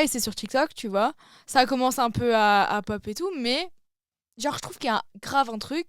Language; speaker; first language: French; native; French